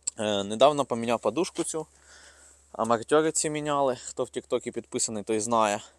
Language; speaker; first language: Ukrainian; non-native, local second language; Russian